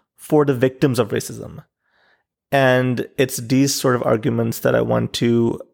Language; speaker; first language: English; non-native, local second language; Urdu